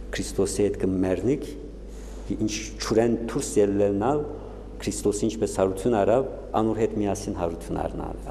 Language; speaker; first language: Armenian; early bilingual, heritage; Armenian